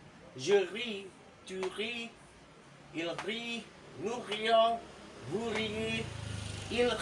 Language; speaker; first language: French; non-native, learner; Indonesian